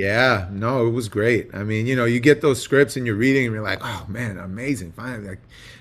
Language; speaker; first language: English; native; English